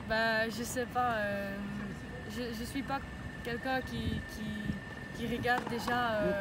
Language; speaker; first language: French; non-native, learner; Dutch